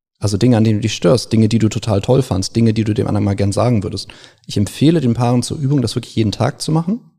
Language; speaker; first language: German; native; German